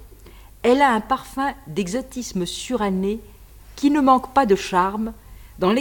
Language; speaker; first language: French; native; French